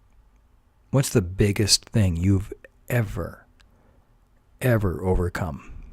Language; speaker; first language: English; native; English